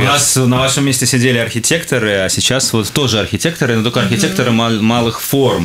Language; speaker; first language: Russian; native; Russian